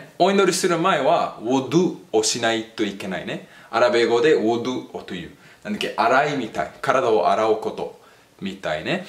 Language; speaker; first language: Japanese; non-native, fluent; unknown